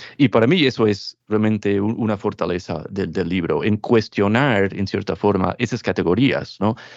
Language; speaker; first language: Spanish; non-native, fluent; English